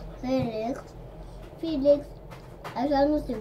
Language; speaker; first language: Romanian; early bilingual, heritage; Romanian